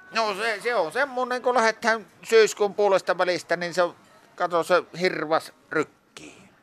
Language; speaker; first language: Finnish; native; Finnish